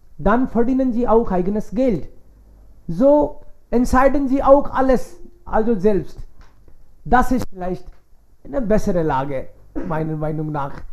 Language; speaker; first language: German; non-native, fluent; Hindi